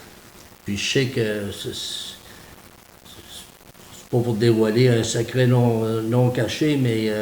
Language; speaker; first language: French; native; French